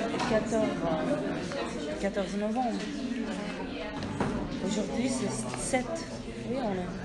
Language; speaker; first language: French; non-native, learner; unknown